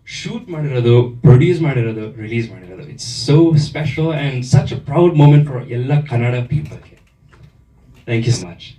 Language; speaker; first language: Kannada; early bilingual, other home language; German